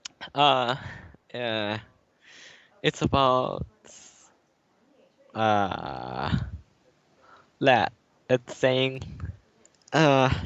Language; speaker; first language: English; non-native, learner; Chinese